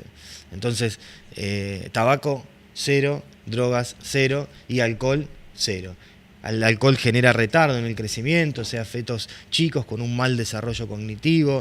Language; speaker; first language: Spanish; native; Spanish